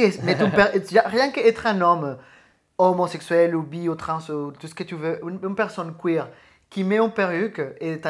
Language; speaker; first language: French; native; French